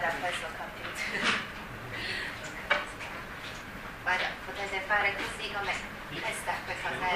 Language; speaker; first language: Italian; non-native, learner; Chinese